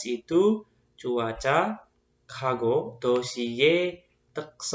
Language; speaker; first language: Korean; non-native, fluent; Indonesian